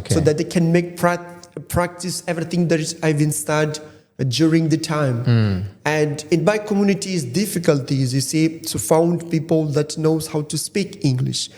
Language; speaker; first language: English; non-native, fluent; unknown